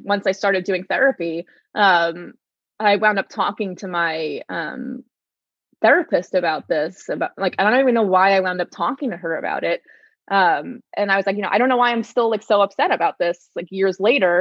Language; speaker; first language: English; native; English